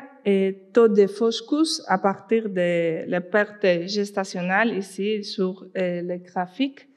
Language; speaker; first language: French; non-native, fluent; Spanish